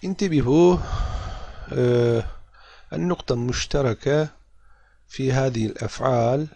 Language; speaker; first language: Arabic; non-native, fluent; Turkish